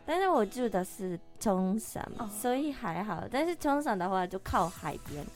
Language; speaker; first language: Chinese; non-native, fluent; Japanese